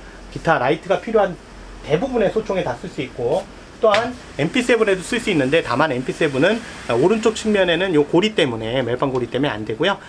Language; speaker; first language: Korean; native; Korean